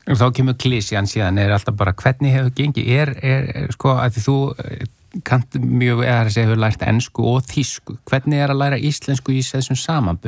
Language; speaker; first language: Icelandic; native; Icelandic